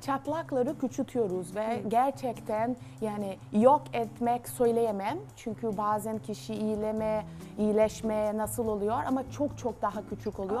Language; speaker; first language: Turkish; non-native, learner; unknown